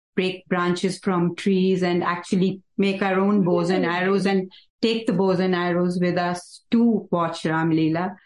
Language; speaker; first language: English; non-native, local second language; Hindi